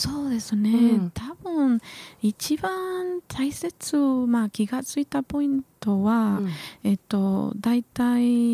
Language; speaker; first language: Japanese; non-native, learner; Spanish